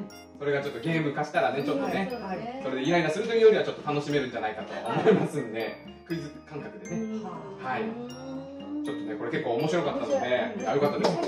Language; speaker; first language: Japanese; native; Japanese